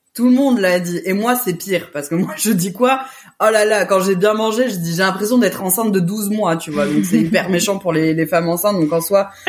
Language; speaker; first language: French; early bilingual, other home language; Portuguese